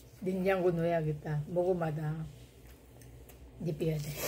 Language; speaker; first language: Korean; non-native, fluent; Filipino